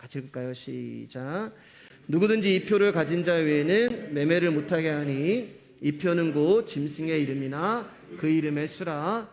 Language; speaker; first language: Korean; native; Korean